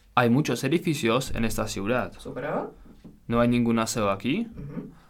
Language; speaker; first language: Spanish; non-native, fluent; Czech